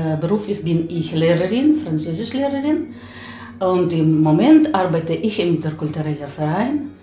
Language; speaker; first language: German; non-native, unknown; Russian